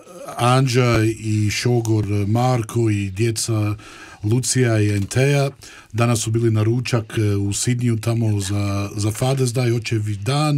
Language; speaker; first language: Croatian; early bilingual, heritage; Croatian